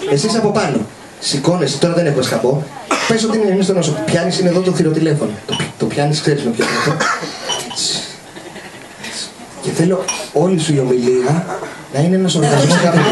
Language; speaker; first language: Greek; native; Greek